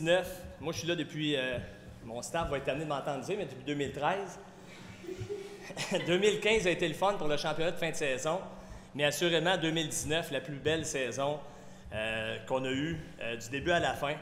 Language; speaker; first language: French; native; French